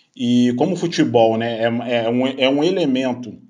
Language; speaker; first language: Portuguese; native; Portuguese